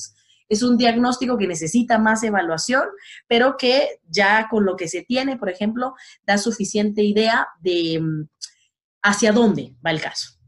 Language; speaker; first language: Spanish; native; Spanish